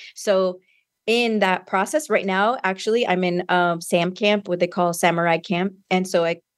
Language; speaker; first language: English; native; English